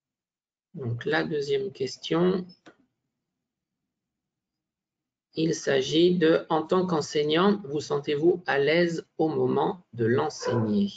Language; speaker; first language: French; native; French